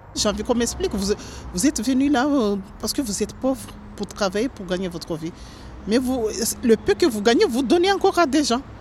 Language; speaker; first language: French; non-native, local second language; Ngazidja Comorian